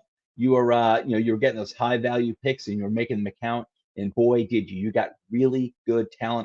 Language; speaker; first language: English; native; English